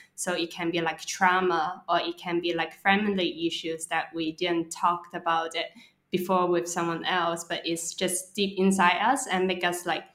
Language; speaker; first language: English; non-native, local second language; Cantonese